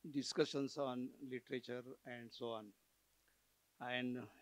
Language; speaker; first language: English; non-native, local second language; Marathi